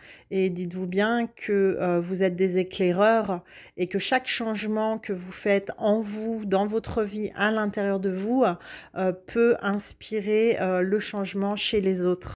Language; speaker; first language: French; native; French